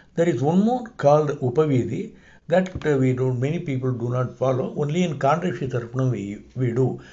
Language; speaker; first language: English; non-native, local second language; Tamil